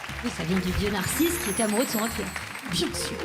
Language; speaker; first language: French; native; French